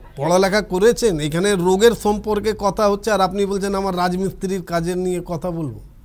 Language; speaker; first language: Bangla; non-native, local second language; Hindi